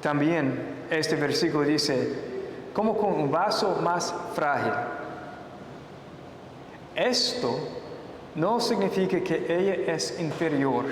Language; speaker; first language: Spanish; non-native, fluent; English